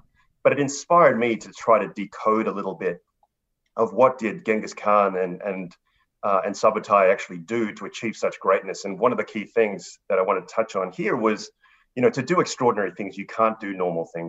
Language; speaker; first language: English; native; English